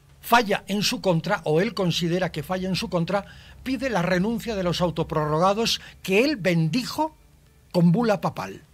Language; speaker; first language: Spanish; native; Spanish